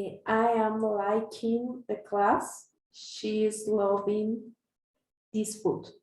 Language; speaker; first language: English; non-native, learner; Spanish